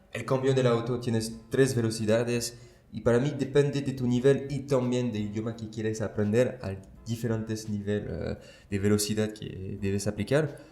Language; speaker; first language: Spanish; non-native, fluent; French